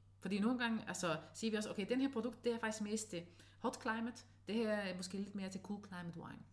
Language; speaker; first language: Danish; non-native, fluent; Dutch